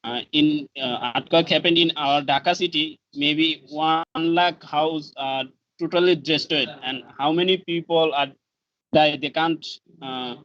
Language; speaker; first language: English; non-native, learner; Bangla